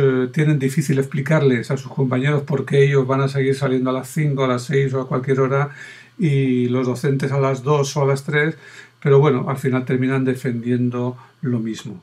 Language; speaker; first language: Spanish; native; Spanish